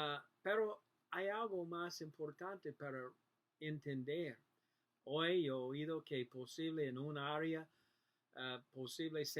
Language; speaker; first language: Spanish; non-native, learner; English